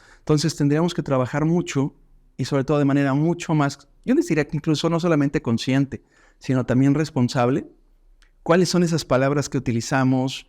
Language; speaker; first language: Spanish; native; Spanish